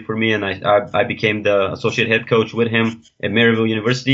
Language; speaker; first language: English; non-native, fluent; Bulgarian